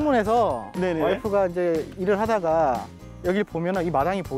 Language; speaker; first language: Korean; native; Korean